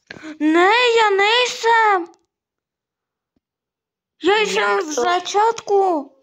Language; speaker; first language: Czech; early bilingual, other home language; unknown